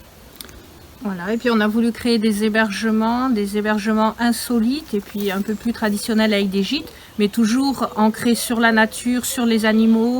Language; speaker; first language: French; native; French